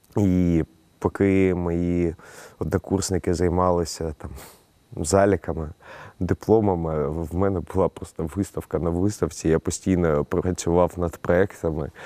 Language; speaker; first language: Ukrainian; non-native, local second language; Russian